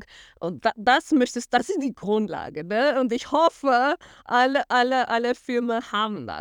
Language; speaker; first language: German; non-native, fluent; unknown